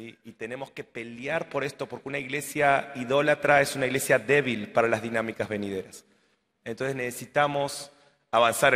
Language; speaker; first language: Spanish; native; Spanish